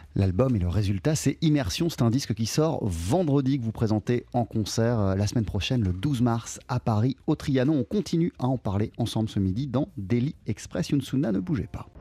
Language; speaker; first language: French; native; French